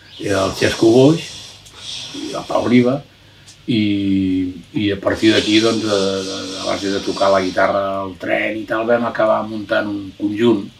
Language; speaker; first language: Catalan; native; Catalan